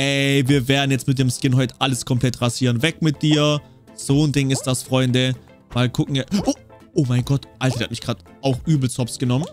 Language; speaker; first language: German; native; German